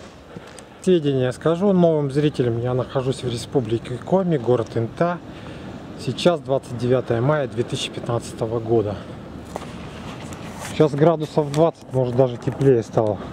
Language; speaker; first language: Russian; native; Russian